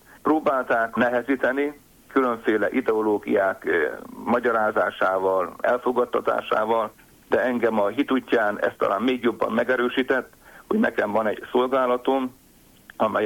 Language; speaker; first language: Hungarian; native; Hungarian